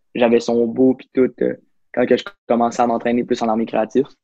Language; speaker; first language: French; native; French